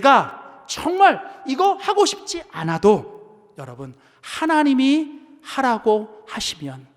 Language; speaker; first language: Korean; native; Korean